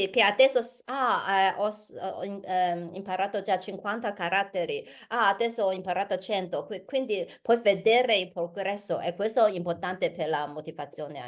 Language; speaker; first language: Italian; non-native, learner; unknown